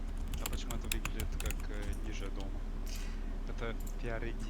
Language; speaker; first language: Russian; non-native, learner; English